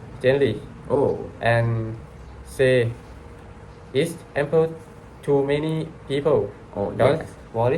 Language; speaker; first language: English; non-native, learner; Thai